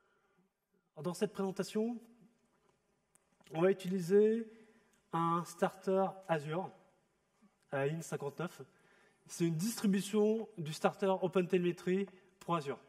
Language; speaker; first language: French; native; French